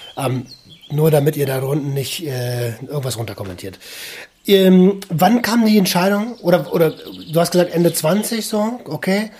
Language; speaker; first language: German; native; German